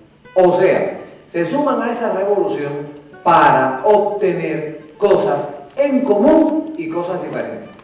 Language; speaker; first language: Spanish; native; Spanish